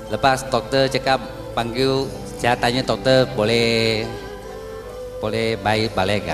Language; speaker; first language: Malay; non-native, local second language; Chinese